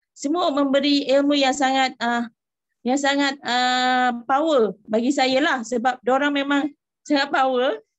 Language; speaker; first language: Malay; native; Malay